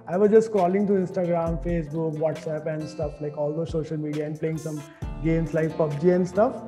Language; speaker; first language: English; non-native, local second language; Hindi